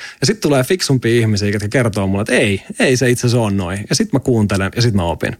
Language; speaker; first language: Finnish; native; Finnish